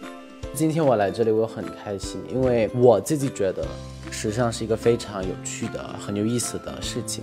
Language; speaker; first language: Chinese; non-native, fluent; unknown